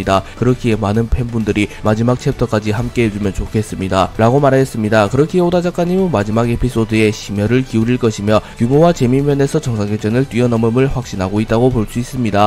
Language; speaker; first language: Korean; native; Korean